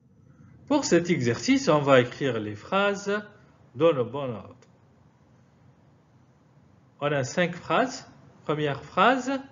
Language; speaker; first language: French; non-native, fluent; Arabic